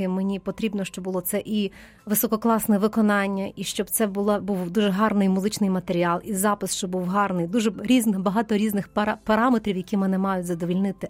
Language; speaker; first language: Ukrainian; native; Ukrainian